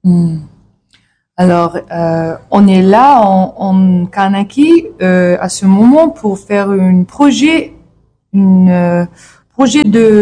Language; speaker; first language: French; non-native, learner; English